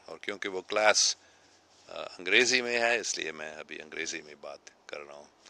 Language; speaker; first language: Urdu; non-native, local second language; English